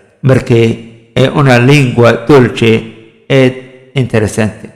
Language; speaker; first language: Italian; non-native, fluent; Somali